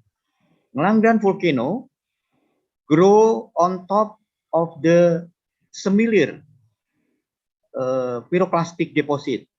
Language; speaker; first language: English; non-native, fluent; Indonesian